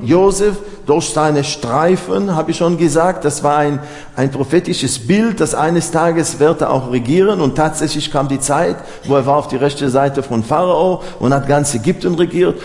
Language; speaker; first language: German; non-native, fluent; Hebrew